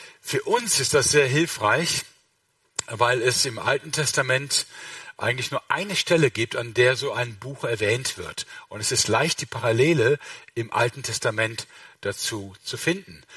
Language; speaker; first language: German; native; German